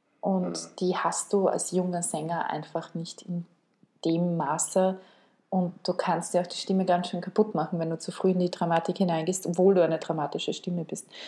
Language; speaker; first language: German; native; German